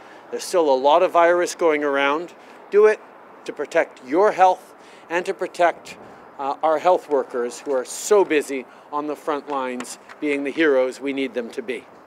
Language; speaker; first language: English; native; English